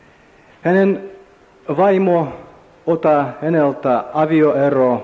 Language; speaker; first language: Finnish; non-native, learner; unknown